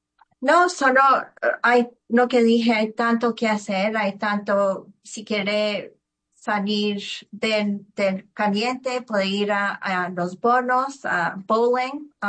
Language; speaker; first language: Spanish; early bilingual, heritage; Spanish